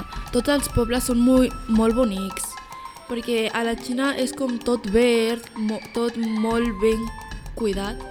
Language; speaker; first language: Catalan; non-native, local second language; Spanish